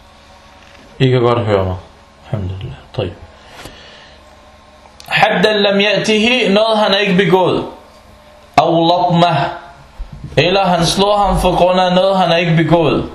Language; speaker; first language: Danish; non-native, local second language; Arabic